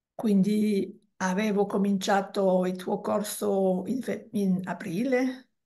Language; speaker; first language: Italian; non-native, learner; French